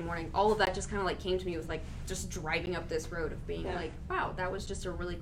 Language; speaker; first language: English; native; English